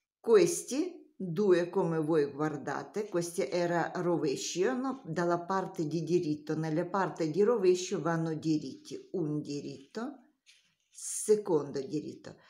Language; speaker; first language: Italian; non-native, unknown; Russian